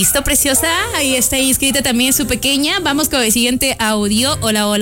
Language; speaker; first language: Spanish; native; Spanish